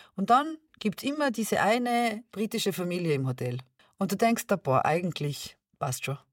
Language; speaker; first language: German; early bilingual, other home language; Serbian